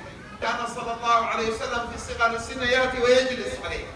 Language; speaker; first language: Arabic; native; Arabic